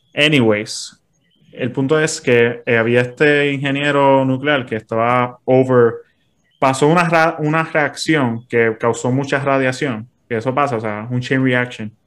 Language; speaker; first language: Spanish; native; Spanish